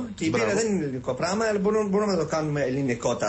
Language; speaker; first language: Greek; early bilingual, heritage; Greek